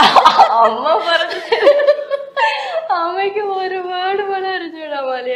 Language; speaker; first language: Malayalam; non-native, learner; Tamil